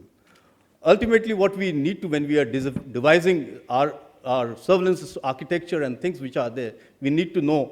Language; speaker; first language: English; non-native, local second language; Hindi